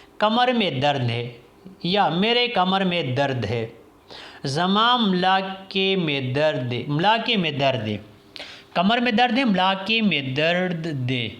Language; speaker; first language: Urdu; non-native, local second language; Pashto